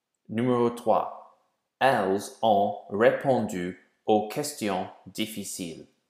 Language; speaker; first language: French; non-native, fluent; English